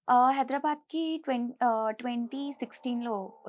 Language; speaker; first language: Telugu; non-native, learner; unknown